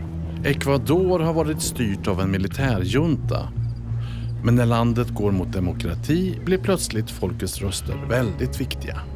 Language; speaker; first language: Swedish; native; Swedish